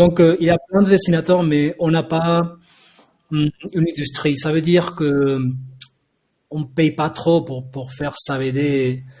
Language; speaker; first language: French; non-native, fluent; Spanish